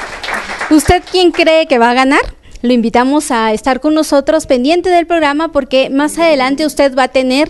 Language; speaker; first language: Spanish; native; Spanish